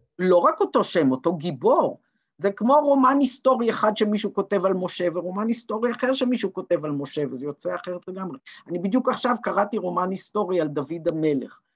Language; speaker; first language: Hebrew; native; Hebrew